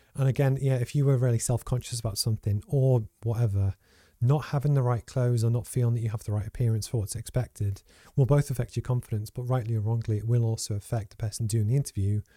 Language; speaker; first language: English; native; English